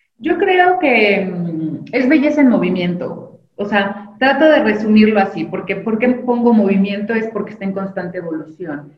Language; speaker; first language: Spanish; native; Spanish